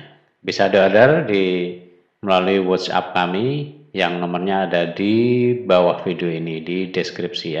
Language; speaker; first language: Indonesian; native; Indonesian